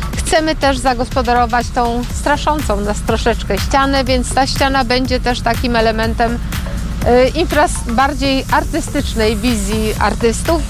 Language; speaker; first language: Polish; native; Polish